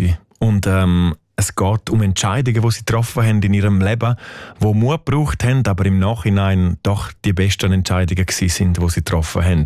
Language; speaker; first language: German; native; German